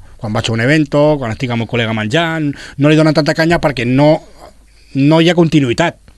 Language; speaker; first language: Catalan; non-native, local second language; Spanish